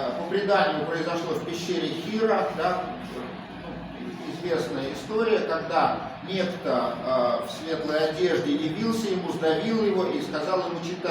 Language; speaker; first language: Russian; native; Russian